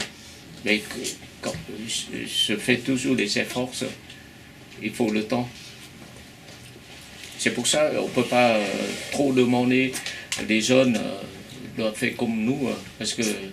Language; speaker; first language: French; non-native, fluent; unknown